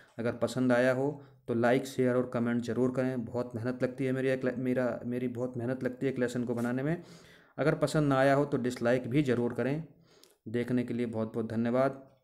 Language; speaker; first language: Hindi; native; Hindi